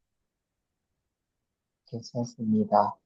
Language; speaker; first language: Korean; non-native, learner; Burmese